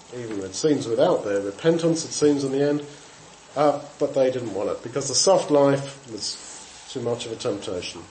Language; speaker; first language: English; native; English